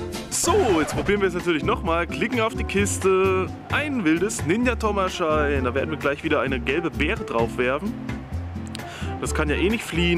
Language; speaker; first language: German; native; German